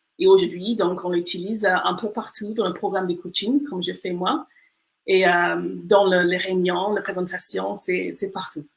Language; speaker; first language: French; non-native, fluent; English